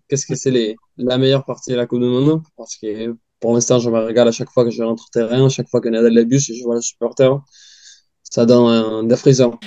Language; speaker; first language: French; non-native, fluent; Spanish